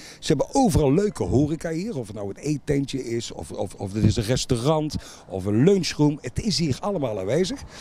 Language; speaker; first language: Dutch; native; Dutch